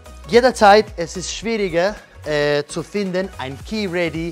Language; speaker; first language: German; non-native, learner; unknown